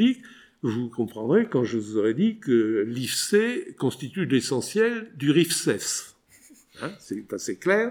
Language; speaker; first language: French; native; French